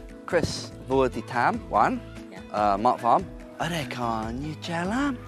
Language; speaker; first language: Vietnamese; non-native, learner; English